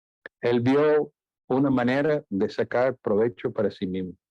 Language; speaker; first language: Spanish; non-native, fluent; English